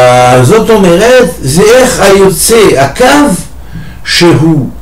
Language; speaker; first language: Hebrew; non-native, fluent; French